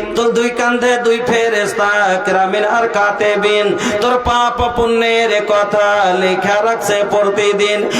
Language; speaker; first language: Bangla; non-native, local second language; Bhojpuri